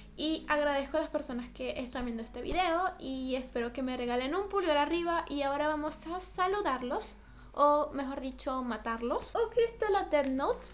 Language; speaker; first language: Spanish; native; Spanish